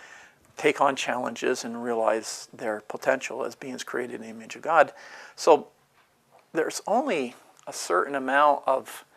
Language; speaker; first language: English; native; English